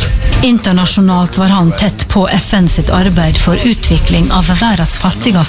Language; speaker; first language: Norwegian; native; Norwegian